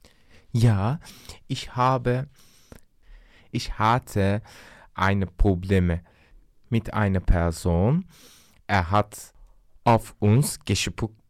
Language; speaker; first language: German; non-native, learner; Turkish